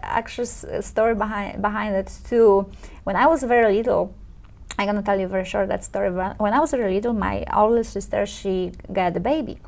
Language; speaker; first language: English; non-native, fluent; Polish